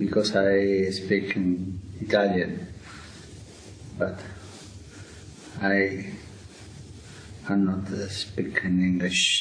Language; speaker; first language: English; non-native, learner; Spanish